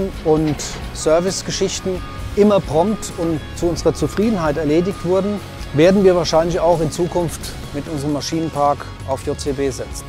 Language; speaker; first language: German; native; German